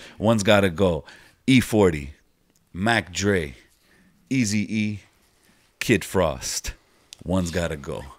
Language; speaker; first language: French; native; French